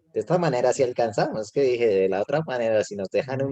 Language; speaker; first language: Spanish; native; Spanish